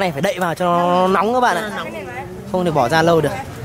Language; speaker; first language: Vietnamese; native; Vietnamese